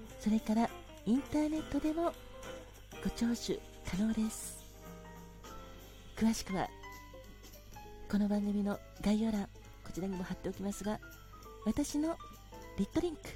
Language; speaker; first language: Japanese; native; Japanese